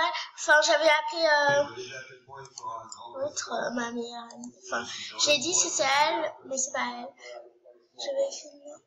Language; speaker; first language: French; native; French